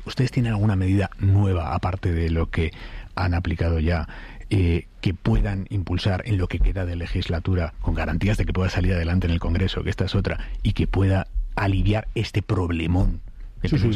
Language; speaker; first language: Spanish; native; Spanish